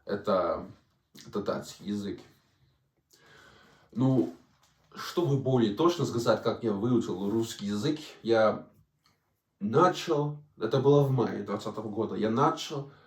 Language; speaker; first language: Russian; non-native, fluent; Danish